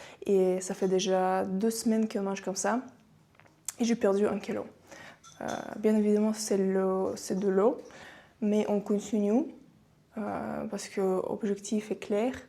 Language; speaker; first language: French; non-native, fluent; Russian